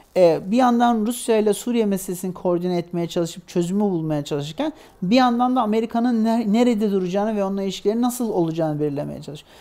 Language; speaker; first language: Turkish; native; Turkish